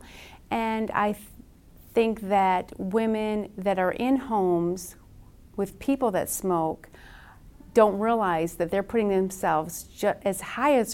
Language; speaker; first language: English; native; English